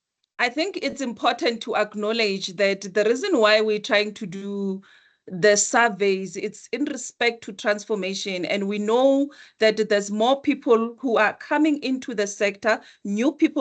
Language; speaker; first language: English; non-native, local second language; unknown